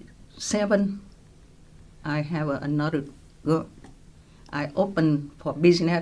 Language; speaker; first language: English; non-native, local second language; Vietnamese